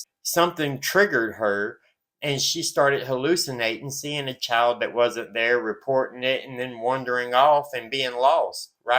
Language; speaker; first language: English; native; English